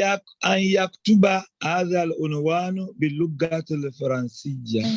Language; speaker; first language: Arabic; non-native, learner; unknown